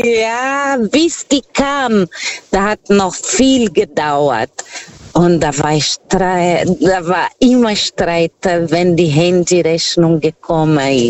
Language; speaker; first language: German; non-native, fluent; Portuguese